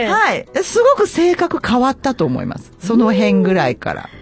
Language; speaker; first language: Japanese; native; Japanese